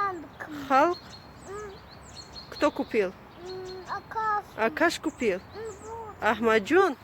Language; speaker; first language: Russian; non-native, learner; Tajik